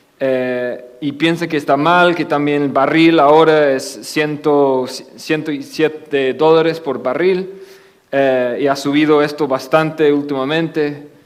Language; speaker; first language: Spanish; non-native, fluent; English